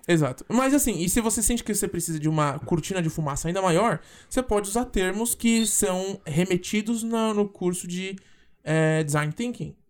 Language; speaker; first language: Portuguese; native; Portuguese